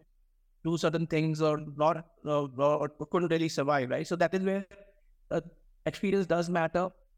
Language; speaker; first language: English; non-native, local second language; Hindi